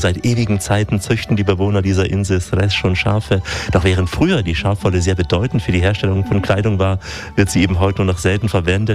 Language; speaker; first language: German; native; German